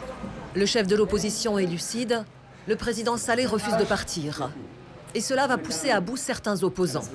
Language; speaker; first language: French; native; French